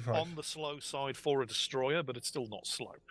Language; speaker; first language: English; native; English